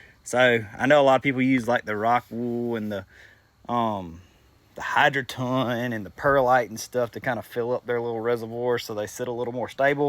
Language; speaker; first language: English; native; English